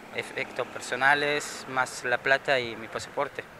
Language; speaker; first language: Spanish; non-native, fluent; Slovenian